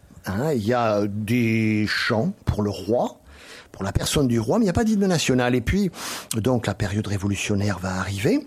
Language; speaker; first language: French; native; French